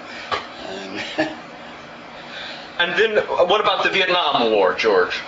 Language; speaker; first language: English; native; English